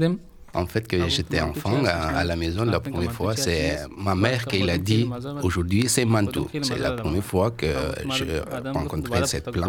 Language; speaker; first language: French; non-native, learner; Persian